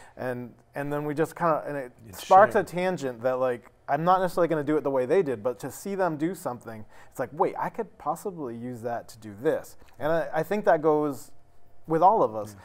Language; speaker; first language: English; native; English